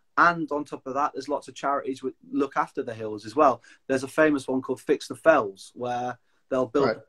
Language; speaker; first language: English; native; English